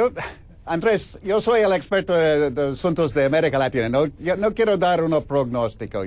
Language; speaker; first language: Spanish; non-native, fluent; English